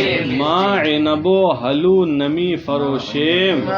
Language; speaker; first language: Persian; non-native, fluent; Urdu